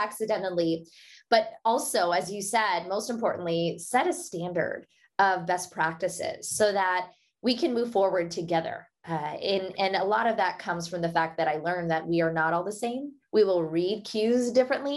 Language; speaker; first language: English; early bilingual, other home language; Hindi